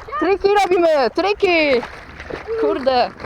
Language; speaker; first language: Polish; native; Polish